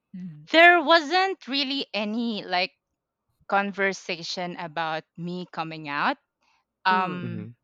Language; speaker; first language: English; non-native, local second language; Pampanga